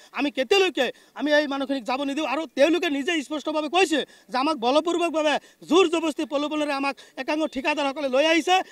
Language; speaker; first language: Assamese; non-native, local second language; Bangla